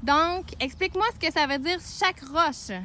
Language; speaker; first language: French; native; French